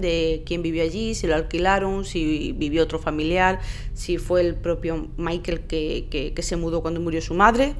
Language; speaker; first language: Spanish; native; Spanish